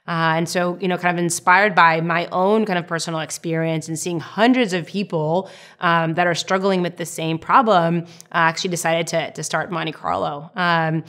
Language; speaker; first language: English; non-native, fluent; Hebrew